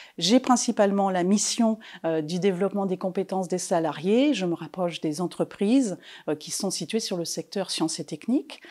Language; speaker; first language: French; native; French